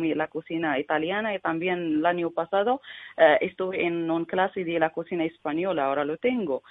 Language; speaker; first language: Spanish; non-native, learner; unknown